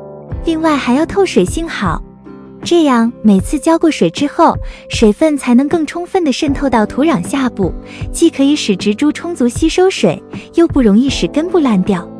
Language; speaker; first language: Chinese; native; Chinese